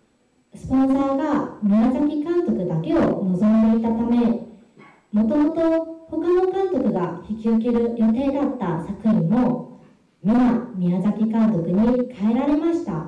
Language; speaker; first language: Japanese; non-native, fluent; Korean